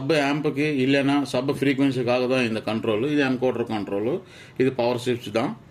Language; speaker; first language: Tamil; non-native, local second language; Telugu